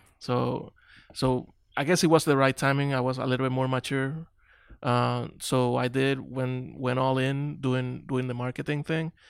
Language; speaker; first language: English; non-native, local second language; Spanish